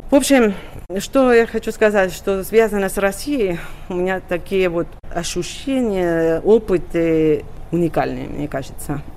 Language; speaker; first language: Russian; non-native, fluent; Catalan